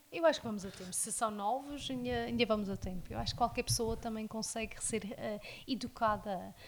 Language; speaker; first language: Portuguese; early bilingual, heritage; Portuguese